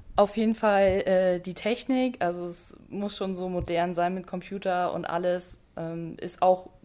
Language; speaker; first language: German; native; German